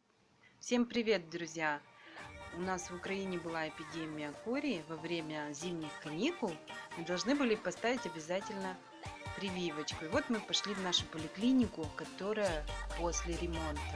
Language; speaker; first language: Russian; native; Russian